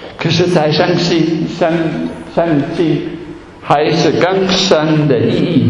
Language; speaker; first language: Chinese; non-native, fluent; German